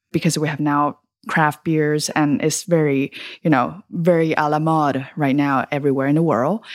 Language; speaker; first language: English; early bilingual, other home language; Chinese